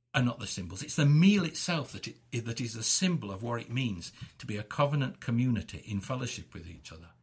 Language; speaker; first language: English; native; English